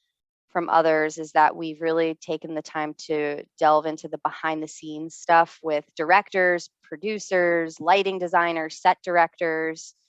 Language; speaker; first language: English; native; English